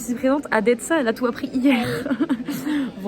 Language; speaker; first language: French; native; French